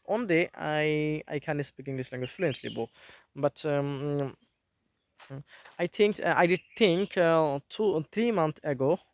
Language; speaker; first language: English; non-native, learner; Bangla